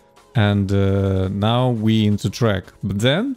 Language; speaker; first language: English; non-native, fluent; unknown